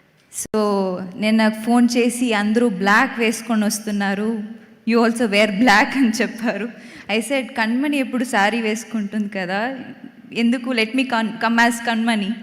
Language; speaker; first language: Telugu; non-native, fluent; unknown